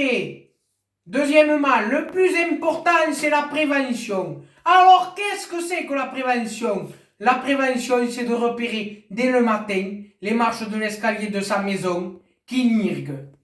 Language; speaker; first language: French; native; French